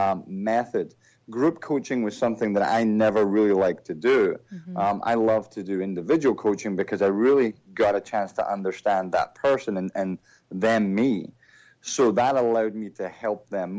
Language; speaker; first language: English; native; English